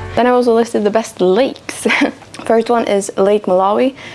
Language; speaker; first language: English; non-native, fluent; Swedish